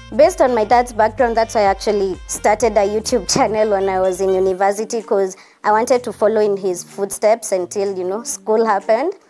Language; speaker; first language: English; non-native, local second language; Kikuyu